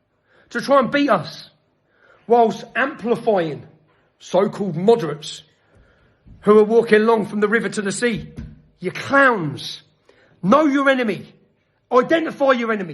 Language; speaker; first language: English; native; English